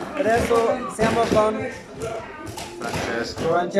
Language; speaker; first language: Italian; non-native, learner; Urdu